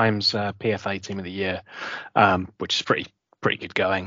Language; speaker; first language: English; native; English